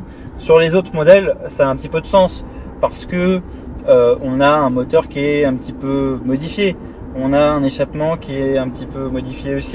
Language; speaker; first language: French; native; French